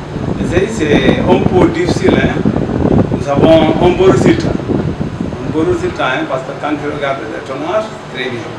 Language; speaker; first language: French; non-native, local second language; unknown